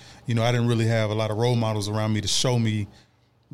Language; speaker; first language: English; native; English